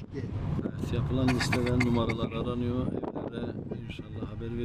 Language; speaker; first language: Turkish; native; Turkish